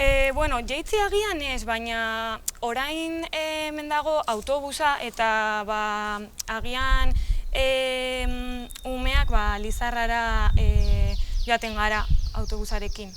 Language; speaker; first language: Basque; non-native, local second language; Spanish